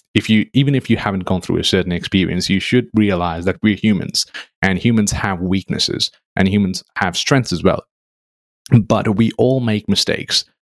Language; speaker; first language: English; non-native, local second language; Nepali